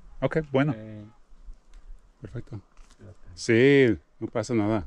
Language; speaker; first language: Spanish; non-native, learner; English